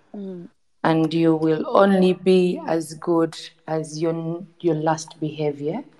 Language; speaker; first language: English; non-native, local second language; Ganda